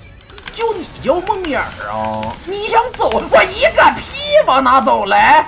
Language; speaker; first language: Chinese; native; Chinese